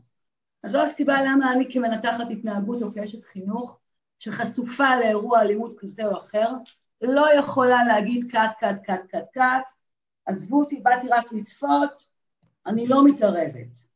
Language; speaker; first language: Hebrew; native; Hebrew